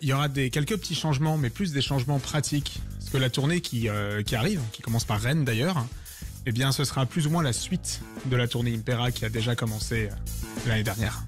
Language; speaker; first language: French; native; French